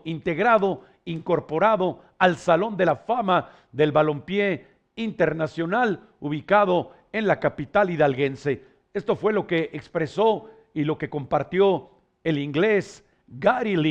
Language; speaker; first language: Spanish; native; Spanish